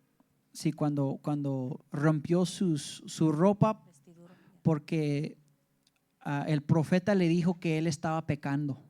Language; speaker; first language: Spanish; early bilingual, heritage; English